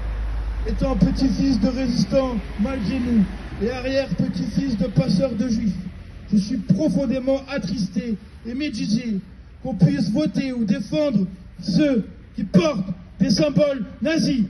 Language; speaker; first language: French; native; French